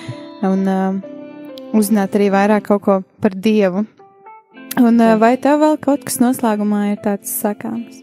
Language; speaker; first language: Latvian; native; Latvian